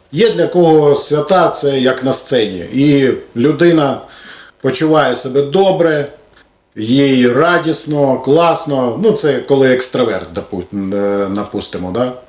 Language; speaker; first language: Ukrainian; non-native, local second language; Russian